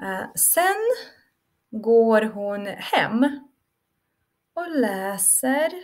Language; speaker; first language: Swedish; non-native, fluent; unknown